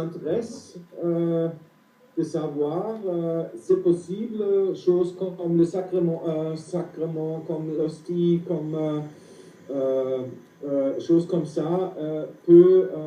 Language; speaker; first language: French; non-native, fluent; German